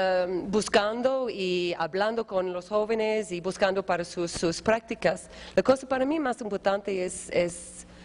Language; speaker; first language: Spanish; non-native, fluent; English